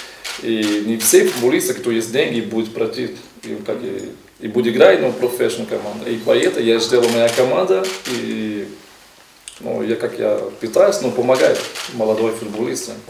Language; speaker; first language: Russian; non-native, learner; Portuguese